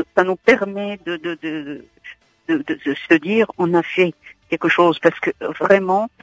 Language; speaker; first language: French; non-native, local second language; Arabic